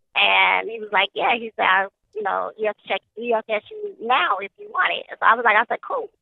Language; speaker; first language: English; native; English